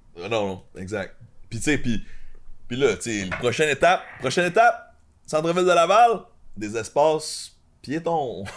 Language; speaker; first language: French; native; French